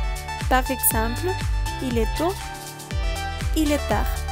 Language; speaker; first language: French; non-native, learner; Spanish